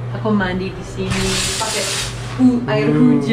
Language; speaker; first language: Indonesian; non-native, learner; English